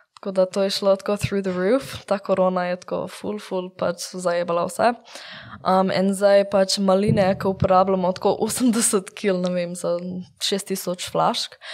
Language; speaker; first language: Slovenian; early bilingual, heritage; English